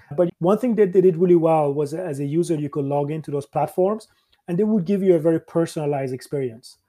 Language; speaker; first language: English; early bilingual, other home language; Persian